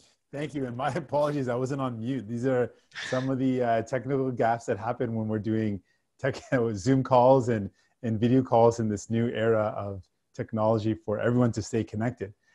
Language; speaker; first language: English; native; English